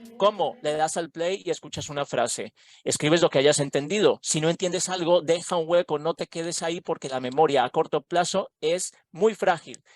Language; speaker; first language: Spanish; native; Spanish